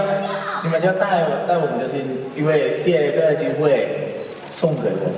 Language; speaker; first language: Chinese; non-native, learner; Thai